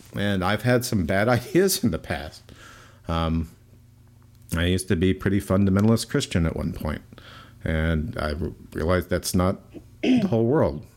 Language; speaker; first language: English; native; English